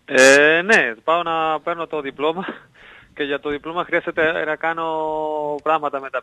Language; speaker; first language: Greek; non-native, learner; Spanish